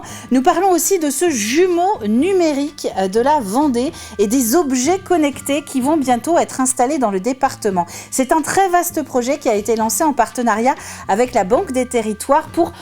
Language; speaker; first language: French; native; French